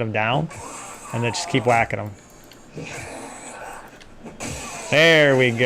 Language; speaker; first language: English; native; English